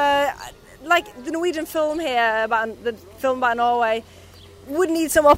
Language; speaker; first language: English; non-native, fluent; Norwegian